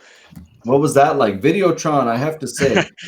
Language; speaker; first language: English; native; English